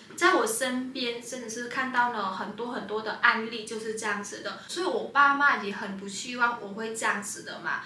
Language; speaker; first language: Chinese; non-native, fluent; Vietnamese